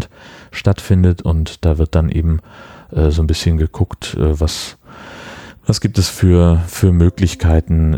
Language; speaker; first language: German; native; German